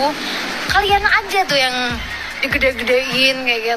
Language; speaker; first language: Indonesian; native; Indonesian